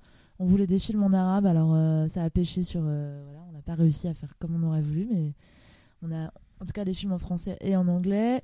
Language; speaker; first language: French; native; French